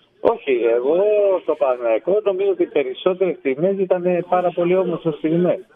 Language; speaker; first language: Greek; non-native, fluent; Spanish